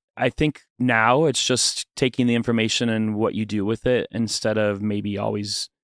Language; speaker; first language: English; native; English